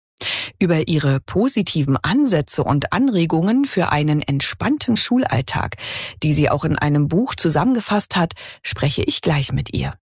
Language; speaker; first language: German; native; German